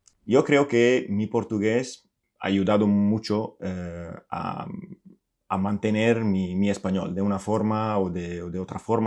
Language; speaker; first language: Spanish; non-native, fluent; Italian